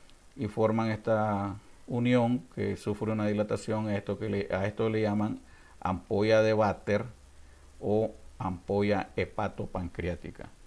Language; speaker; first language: Spanish; native; Spanish